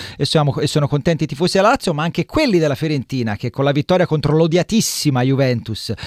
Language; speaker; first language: Italian; native; Italian